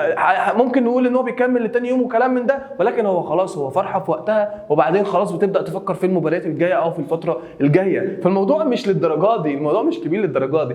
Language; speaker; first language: Arabic; native; Arabic